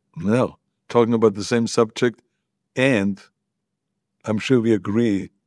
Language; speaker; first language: English; non-native, fluent; German